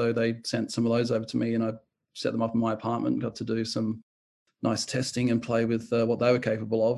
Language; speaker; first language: English; native; English